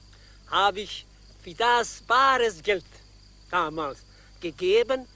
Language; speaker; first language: German; non-native, learner; Croatian